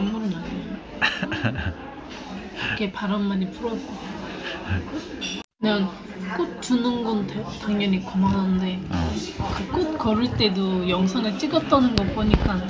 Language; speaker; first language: Korean; non-native, fluent; Turkish